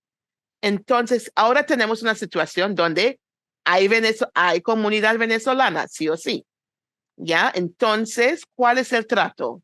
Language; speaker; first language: Spanish; non-native, fluent; English